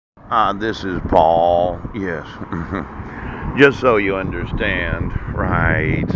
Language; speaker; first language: English; native; English